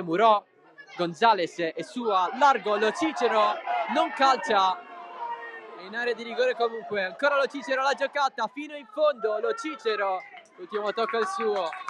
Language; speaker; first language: Italian; native; Italian